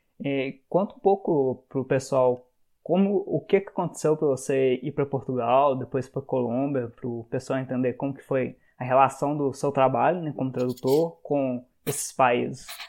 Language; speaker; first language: Portuguese; native; Portuguese